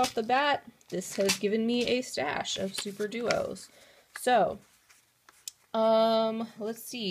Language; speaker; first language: English; native; English